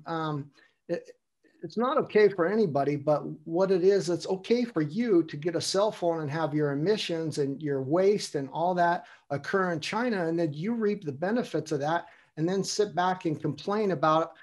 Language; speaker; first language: English; native; English